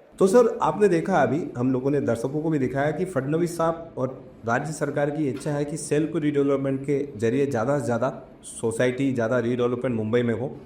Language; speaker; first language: Hindi; native; Hindi